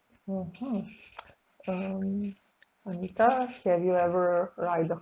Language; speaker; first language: English; non-native, learner; Serbian